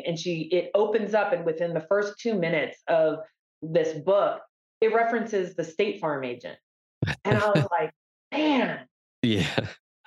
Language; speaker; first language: English; native; English